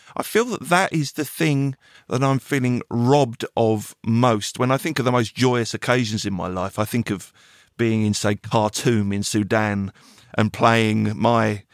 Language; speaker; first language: English; native; English